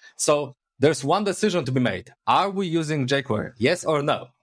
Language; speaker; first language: English; non-native, fluent; Polish